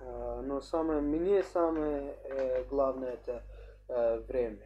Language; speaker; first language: Russian; non-native, learner; English